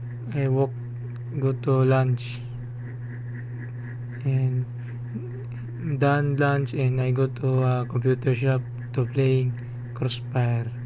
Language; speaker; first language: English; non-native, learner; Cebuano